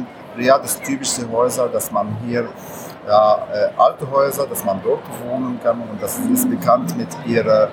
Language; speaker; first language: German; non-native, fluent; Arabic